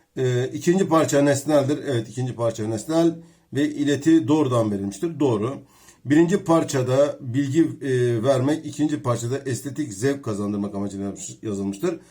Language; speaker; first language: Turkish; native; Turkish